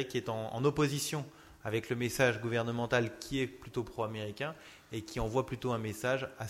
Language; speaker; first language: French; native; French